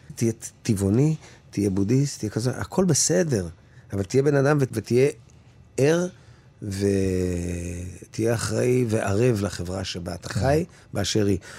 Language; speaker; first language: Hebrew; native; Hebrew